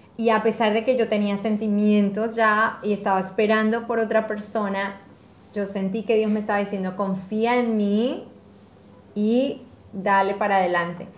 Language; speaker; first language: Spanish; native; Spanish